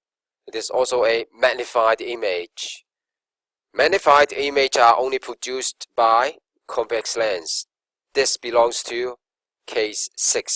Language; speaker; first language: English; non-native, local second language; Cantonese